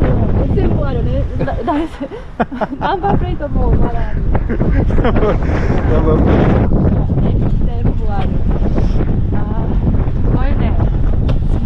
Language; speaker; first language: Japanese; non-native, learner; Spanish